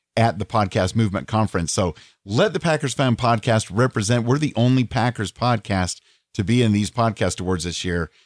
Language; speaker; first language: English; native; English